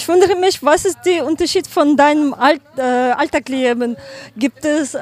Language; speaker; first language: German; non-native, learner; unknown